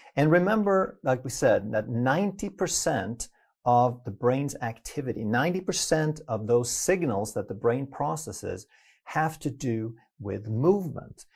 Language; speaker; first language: English; non-native, fluent; Swedish